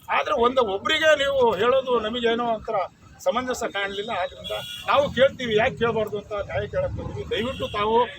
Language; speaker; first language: Kannada; non-native, local second language; Lambadi